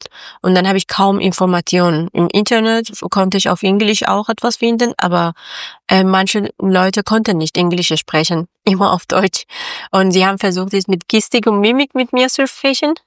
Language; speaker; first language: German; non-native, learner; Persian